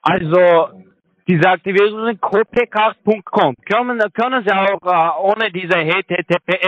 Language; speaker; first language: German; non-native, learner; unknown